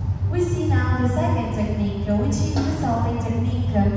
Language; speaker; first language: English; non-native, fluent; Italian